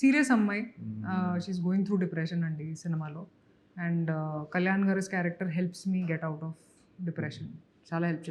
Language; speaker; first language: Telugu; non-native, fluent; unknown